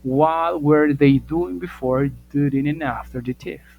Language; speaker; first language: English; non-native, fluent; Spanish